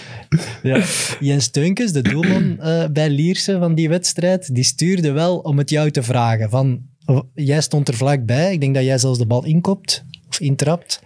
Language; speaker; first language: Dutch; native; Dutch